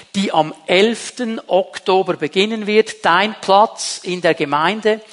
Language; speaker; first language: German; native; German